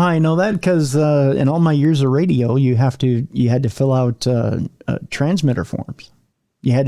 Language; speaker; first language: English; native; English